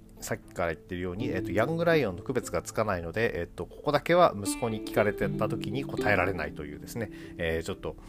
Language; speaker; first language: Japanese; native; Japanese